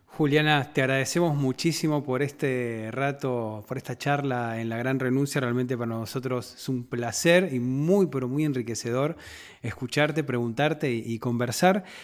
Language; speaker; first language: Spanish; native; Spanish